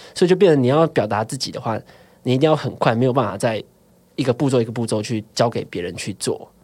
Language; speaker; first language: Chinese; non-native, local second language; Min Nan Chinese